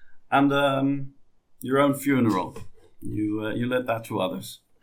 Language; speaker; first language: English; non-native, fluent; Dutch